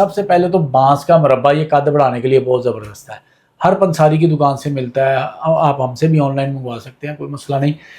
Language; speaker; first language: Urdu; non-native, local second language; Punjabi